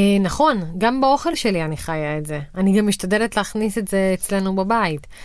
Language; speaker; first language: Hebrew; native; Hebrew